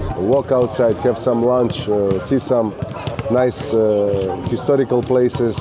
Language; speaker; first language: English; non-native, fluent; Macedonian